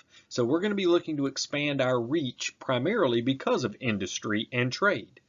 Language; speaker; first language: English; native; English